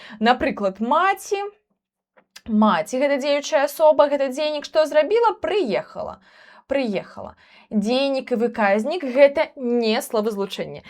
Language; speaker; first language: Belarusian; non-native, local second language; Russian